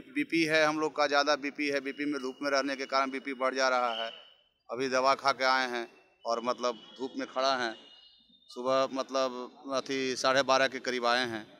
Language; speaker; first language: Hindi; native; Hindi